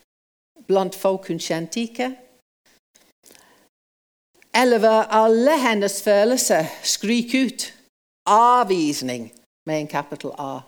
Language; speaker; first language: Norwegian; non-native, fluent; English